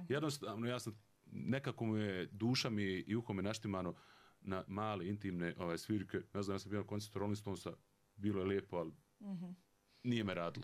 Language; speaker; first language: Serbian; native; Serbian